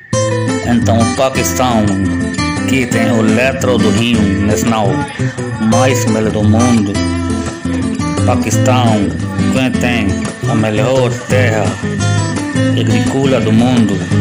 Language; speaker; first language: Portuguese; non-native, learner; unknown